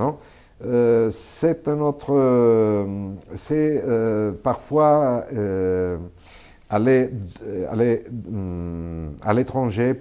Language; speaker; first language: French; non-native, fluent; Spanish